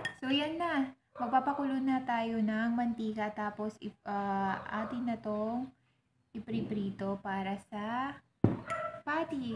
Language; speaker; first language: Filipino; non-native, local second language; Cebuano